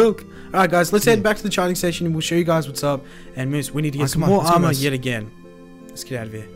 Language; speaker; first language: English; native; English